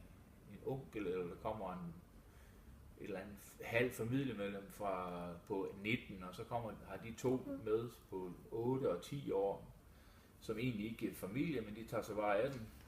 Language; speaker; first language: Danish; native; Danish